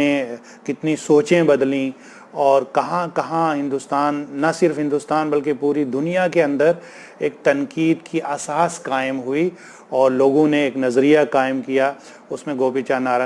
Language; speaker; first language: Urdu; native; Urdu